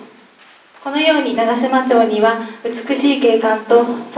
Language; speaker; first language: Japanese; native; Japanese